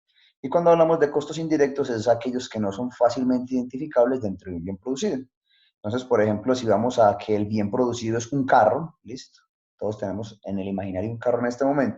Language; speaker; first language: Spanish; native; Spanish